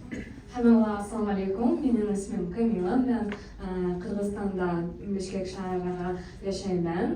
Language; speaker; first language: Turkish; non-native, learner; Uyghur